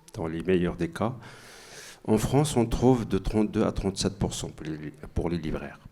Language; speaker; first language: French; non-native, local second language; Arabic